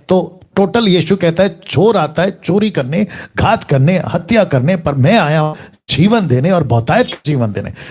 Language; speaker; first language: Hindi; native; Hindi